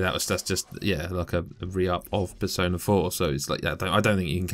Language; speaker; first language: English; native; English